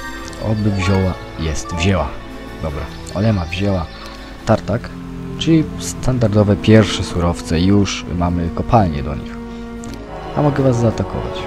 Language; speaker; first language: Polish; native; Polish